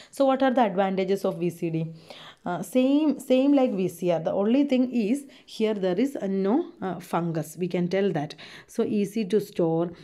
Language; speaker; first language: English; non-native, local second language; Malayalam